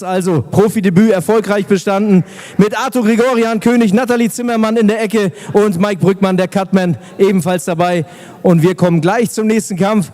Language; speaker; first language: German; native; German